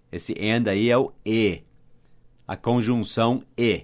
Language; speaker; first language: Portuguese; non-native, fluent; English